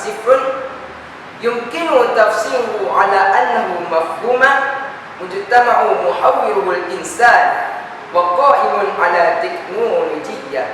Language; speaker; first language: Arabic; non-native, learner; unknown